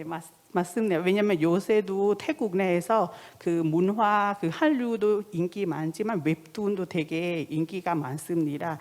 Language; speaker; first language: Korean; non-native, fluent; Thai